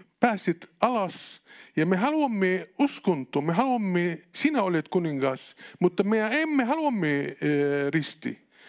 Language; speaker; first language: Finnish; non-native, learner; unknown